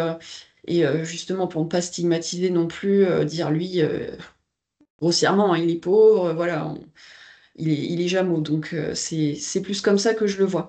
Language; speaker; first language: French; native; French